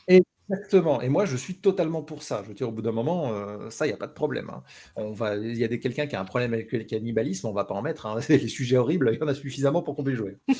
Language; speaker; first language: French; native; French